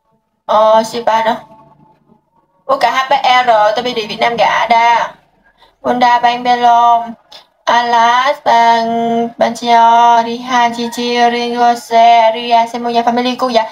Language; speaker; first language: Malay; non-native, learner; Vietnamese